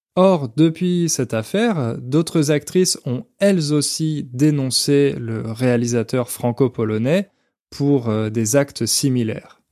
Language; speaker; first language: French; native; French